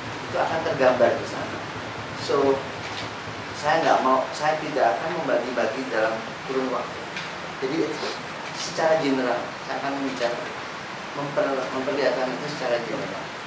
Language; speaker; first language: Indonesian; native; Indonesian